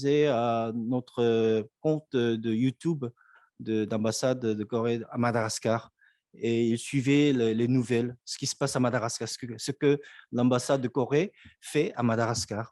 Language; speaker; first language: French; non-native, fluent; Korean